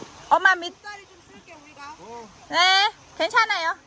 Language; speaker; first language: Korean; non-native, learner; Vietnamese